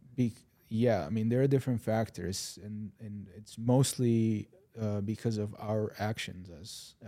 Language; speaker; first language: English; non-native, fluent; Arabic